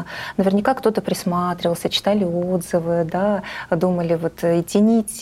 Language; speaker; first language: Russian; native; Russian